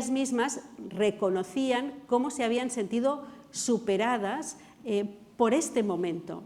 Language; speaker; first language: Spanish; non-native, local second language; Catalan